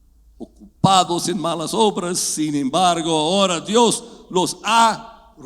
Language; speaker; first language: Spanish; non-native, fluent; English